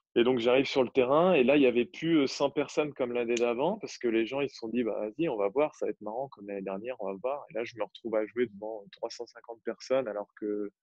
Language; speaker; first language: French; native; French